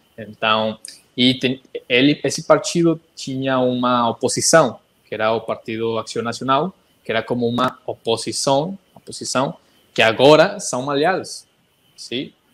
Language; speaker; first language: Portuguese; non-native, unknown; Spanish